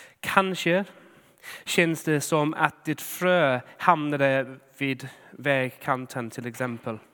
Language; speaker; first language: Swedish; non-native, fluent; English